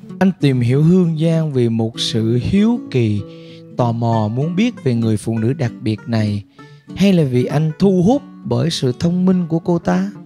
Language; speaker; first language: Vietnamese; native; Vietnamese